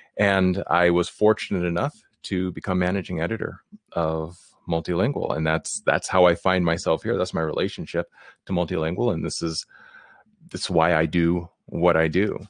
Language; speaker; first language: English; native; English